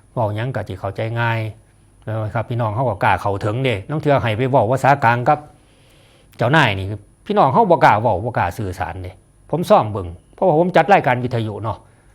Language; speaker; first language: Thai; non-native, local second language; Northeastern Thai